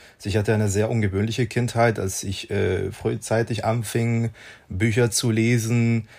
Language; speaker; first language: German; non-native, fluent; Spanish